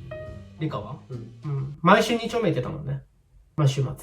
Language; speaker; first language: Japanese; native; Japanese